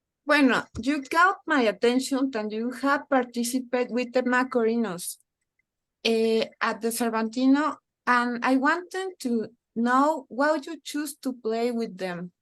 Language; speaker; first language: English; non-native, learner; Spanish